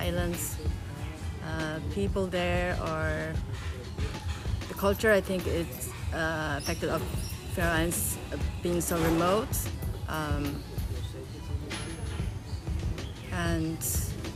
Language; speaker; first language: English; non-native, fluent; Faroese